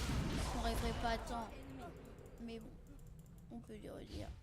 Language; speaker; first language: French; native; French